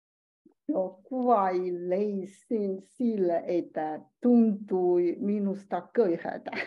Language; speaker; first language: Finnish; non-native, learner; Chinese